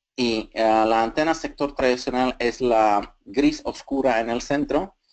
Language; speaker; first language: Spanish; non-native, fluent; Slovak